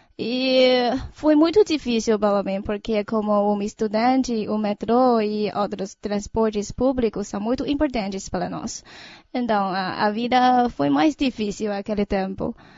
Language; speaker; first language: Portuguese; non-native, fluent; Chinese